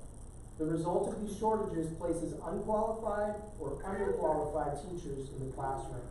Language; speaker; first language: English; native; English